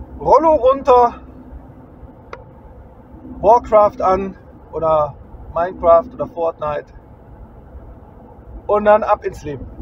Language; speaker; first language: German; native; German